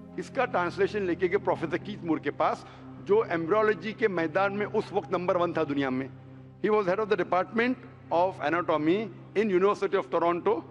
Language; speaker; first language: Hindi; non-native, local second language; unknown